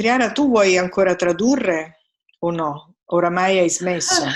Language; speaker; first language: Italian; native; Italian